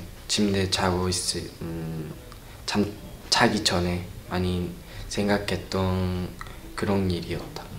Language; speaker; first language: Korean; non-native, learner; Japanese